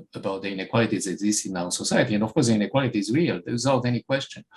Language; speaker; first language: English; non-native, fluent; Romanian